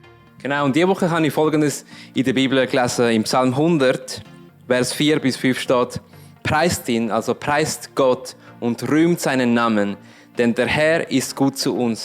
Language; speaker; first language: German; native; German